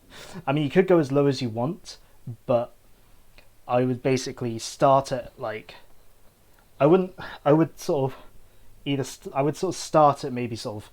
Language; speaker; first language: English; native; English